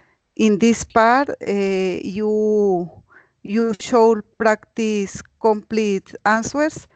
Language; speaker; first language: English; non-native, learner; Spanish